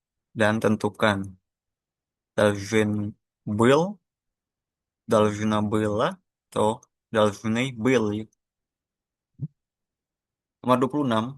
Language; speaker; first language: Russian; non-native, fluent; Indonesian